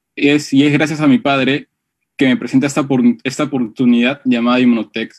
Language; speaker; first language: Spanish; native; Spanish